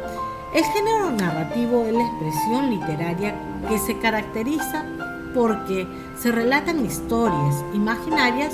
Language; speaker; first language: Spanish; native; Spanish